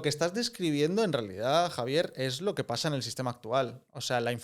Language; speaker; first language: Spanish; native; Spanish